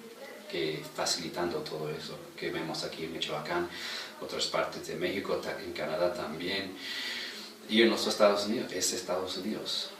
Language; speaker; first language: Spanish; non-native, fluent; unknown